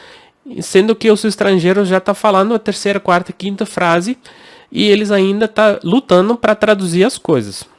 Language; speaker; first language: Portuguese; non-native, fluent; English